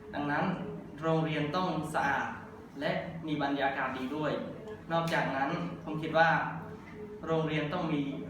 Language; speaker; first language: Thai; non-native, learner; Khmer